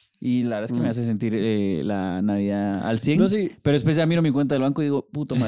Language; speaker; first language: Spanish; native; Spanish